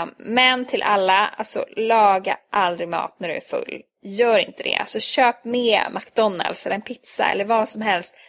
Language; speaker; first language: Swedish; early bilingual, other home language; Hungarian